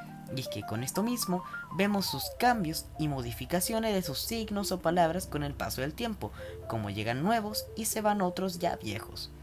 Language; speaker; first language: Spanish; native; Spanish